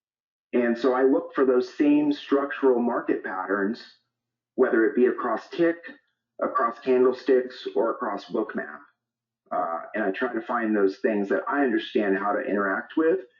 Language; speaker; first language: English; native; English